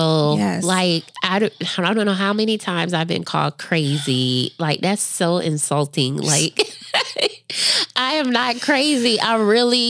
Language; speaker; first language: English; native; English